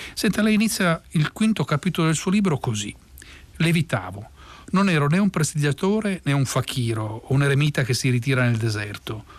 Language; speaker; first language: Italian; native; Italian